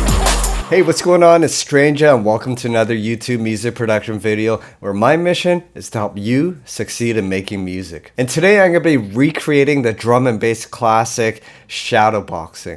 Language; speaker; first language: English; native; English